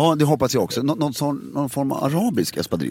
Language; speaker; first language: Swedish; native; Swedish